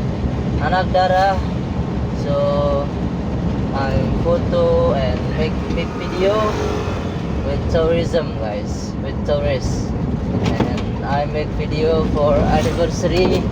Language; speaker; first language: English; non-native, learner; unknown